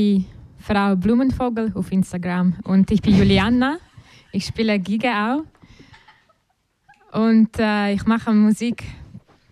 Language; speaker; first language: German; non-native, learner; Ukrainian